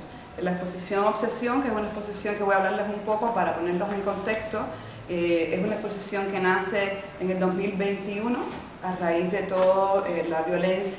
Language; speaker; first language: Spanish; native; Spanish